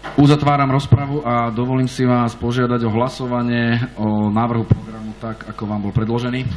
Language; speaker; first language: Slovak; native; Slovak